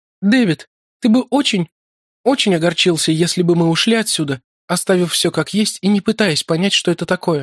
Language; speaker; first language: Russian; native; Russian